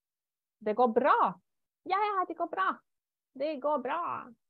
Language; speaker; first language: Norwegian; non-native, fluent; German